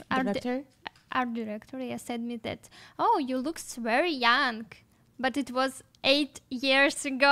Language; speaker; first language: English; non-native, learner; Russian